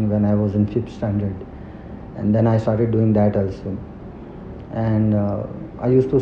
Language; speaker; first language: English; non-native, local second language; Marathi